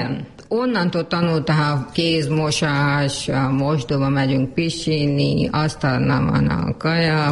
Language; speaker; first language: Hungarian; non-native, learner; Urdu